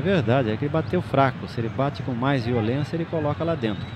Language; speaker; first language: Portuguese; native; Portuguese